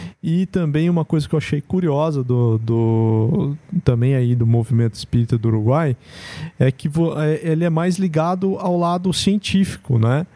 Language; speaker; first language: Portuguese; native; Portuguese